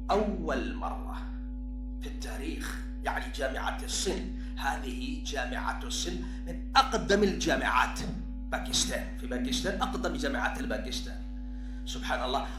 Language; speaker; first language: Arabic; non-native, fluent; Urdu